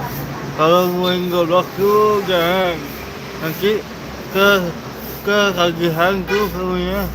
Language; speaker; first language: Indonesian; non-native, local second language; Balinese